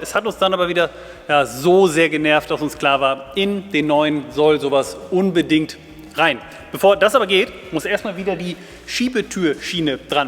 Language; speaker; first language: German; native; German